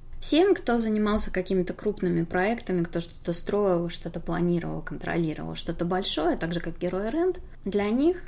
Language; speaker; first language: Russian; native; Russian